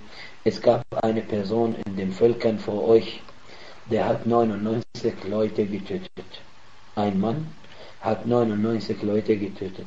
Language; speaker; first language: German; non-native, fluent; Arabic